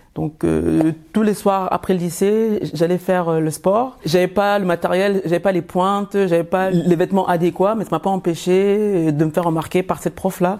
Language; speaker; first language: French; early bilingual, other home language; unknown